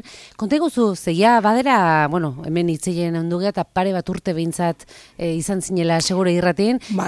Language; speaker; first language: Basque; native; Basque